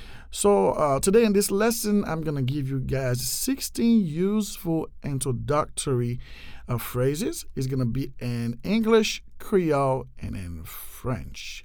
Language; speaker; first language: English; non-native, fluent; Haitian Creole